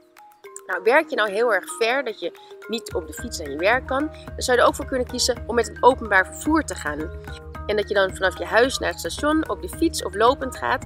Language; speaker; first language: Dutch; native; Dutch